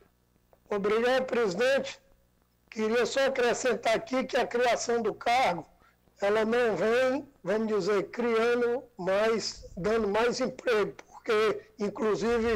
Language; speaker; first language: Portuguese; native; Portuguese